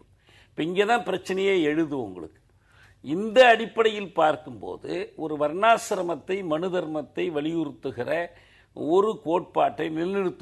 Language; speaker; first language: Tamil; native; Tamil